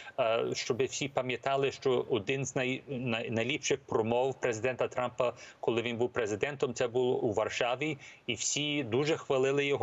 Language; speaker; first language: Ukrainian; early bilingual, heritage; English